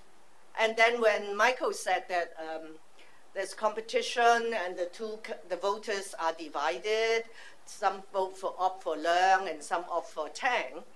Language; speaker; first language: English; non-native, local second language; Cantonese